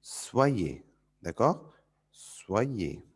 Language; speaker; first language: French; non-native, fluent; Arabic